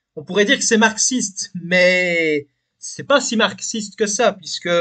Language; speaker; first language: French; native; French